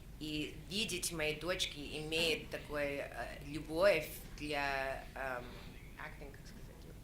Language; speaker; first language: Russian; early bilingual, heritage; Russian